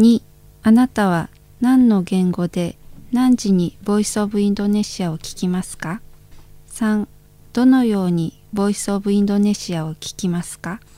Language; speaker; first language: Japanese; non-native, fluent; Indonesian